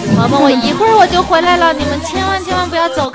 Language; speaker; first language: Chinese; native; Chinese